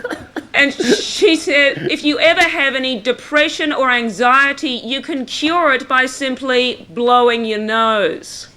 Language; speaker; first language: English; native; English